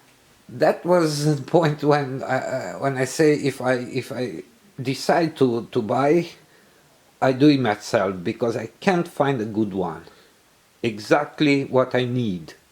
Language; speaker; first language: English; non-native, learner; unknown